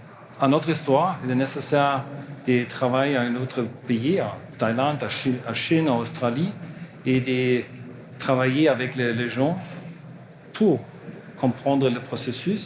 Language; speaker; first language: French; non-native, learner; German